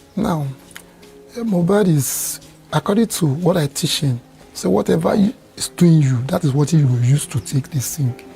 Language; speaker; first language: English; non-native, local second language; Yoruba